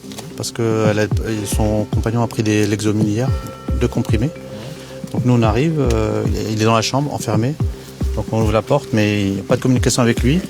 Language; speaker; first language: French; native; French